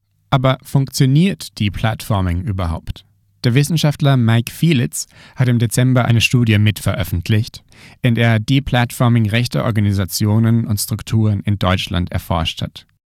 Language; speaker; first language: German; native; German